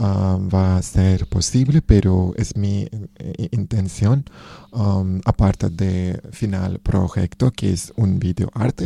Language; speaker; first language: Spanish; non-native, learner; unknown